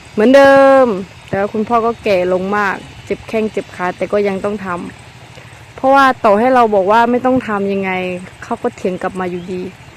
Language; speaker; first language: Thai; non-native, local second language; S'gaw Karen